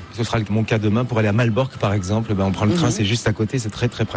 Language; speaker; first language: French; native; French